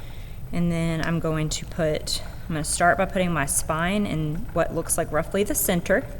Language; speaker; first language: English; native; English